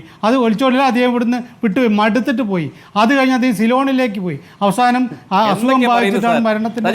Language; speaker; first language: Malayalam; native; Malayalam